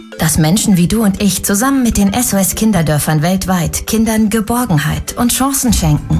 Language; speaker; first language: German; native; German